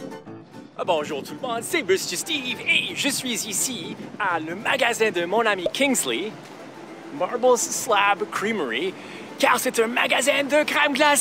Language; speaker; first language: French; non-native, learner; English